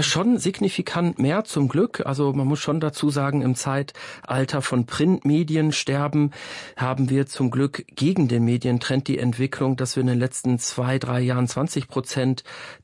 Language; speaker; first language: German; native; German